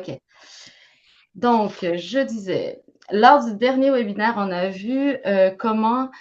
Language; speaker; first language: French; native; French